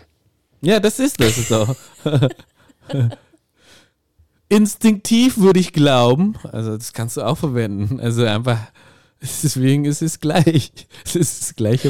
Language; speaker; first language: German; non-native, fluent; Indonesian